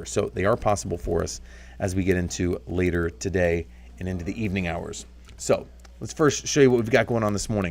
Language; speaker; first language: English; native; English